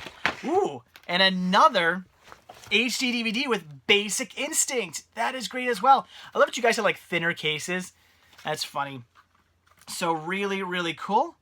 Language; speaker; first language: English; native; English